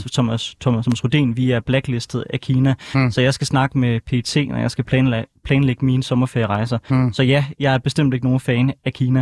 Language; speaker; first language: Danish; native; Danish